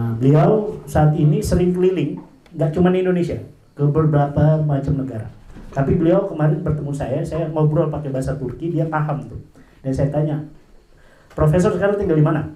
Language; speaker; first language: Indonesian; non-native, local second language; Madurese